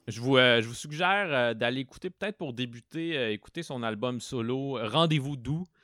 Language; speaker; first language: French; native; French